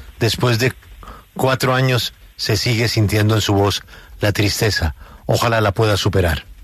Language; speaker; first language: Spanish; native; Spanish